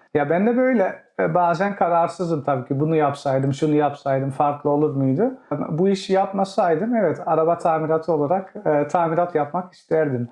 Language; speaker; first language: Turkish; early bilingual, heritage; Turkish